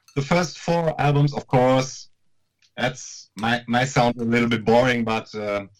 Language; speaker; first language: English; non-native, fluent; German